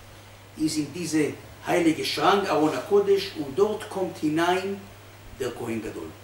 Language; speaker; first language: German; non-native, fluent; Hebrew